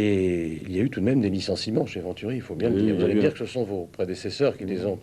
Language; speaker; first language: French; native; French